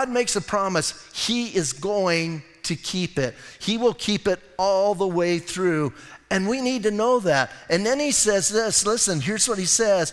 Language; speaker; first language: English; native; English